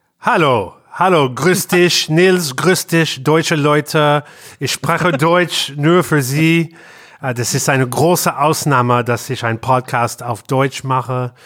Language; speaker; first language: German; non-native, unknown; English